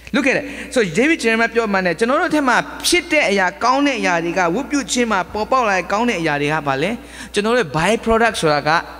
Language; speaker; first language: Burmese; non-native, local second language; Kachin